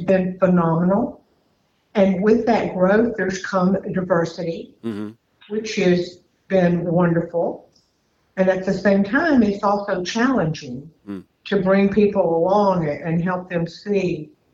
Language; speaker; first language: English; native; English